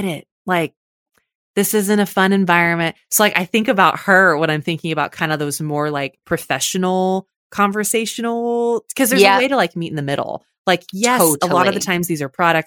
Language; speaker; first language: English; native; English